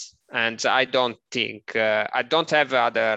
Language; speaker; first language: English; non-native, learner; Italian